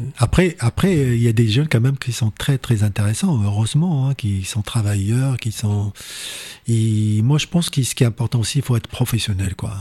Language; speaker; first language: French; non-native, local second language; Arabic